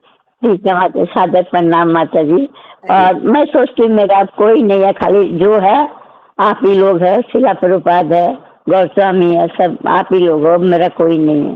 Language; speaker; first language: Hindi; non-native, local second language; Odia